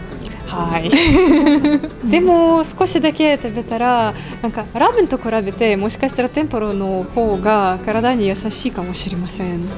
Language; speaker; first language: Japanese; non-native, fluent; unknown